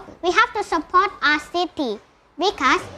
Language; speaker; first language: English; non-native, learner; Indonesian